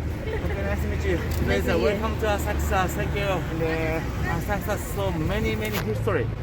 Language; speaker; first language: English; non-native, learner; Japanese